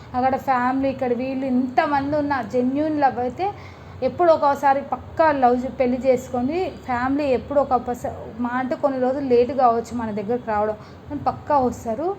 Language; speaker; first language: Telugu; native; Telugu